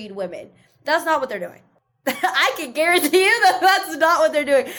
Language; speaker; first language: English; early bilingual, other home language; Spanish